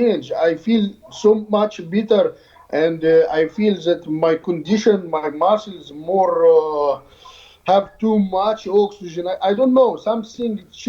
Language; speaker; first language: English; non-native, learner; Arabic